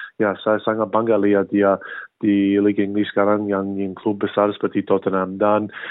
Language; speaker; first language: Indonesian; early bilingual, heritage; English